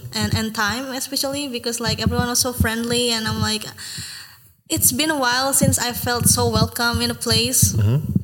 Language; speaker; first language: English; non-native, fluent; Indonesian